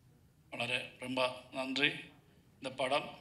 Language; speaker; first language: Tamil; non-native, learner; Malayalam